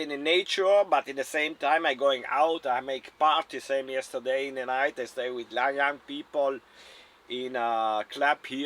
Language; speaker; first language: English; non-native, learner; German